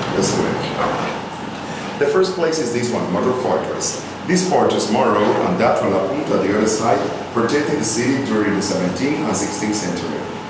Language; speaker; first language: English; non-native, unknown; Spanish